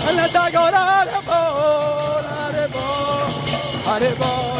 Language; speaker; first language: English; non-native, fluent; Czech